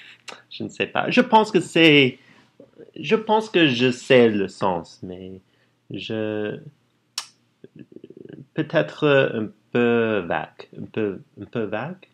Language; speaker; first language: French; non-native, learner; English